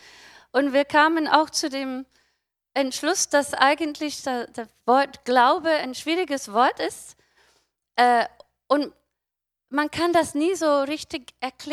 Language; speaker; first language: German; non-native, fluent; English